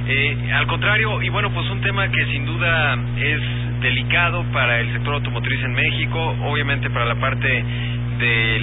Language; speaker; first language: Spanish; native; Spanish